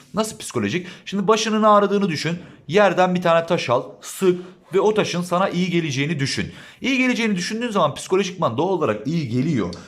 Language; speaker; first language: Turkish; native; Turkish